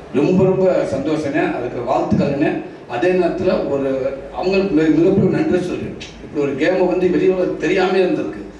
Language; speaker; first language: Tamil; native; Tamil